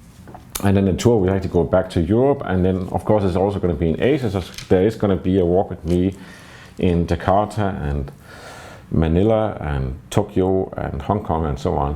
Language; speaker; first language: English; non-native, fluent; Danish